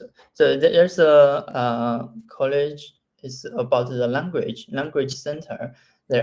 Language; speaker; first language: English; non-native, learner; Chinese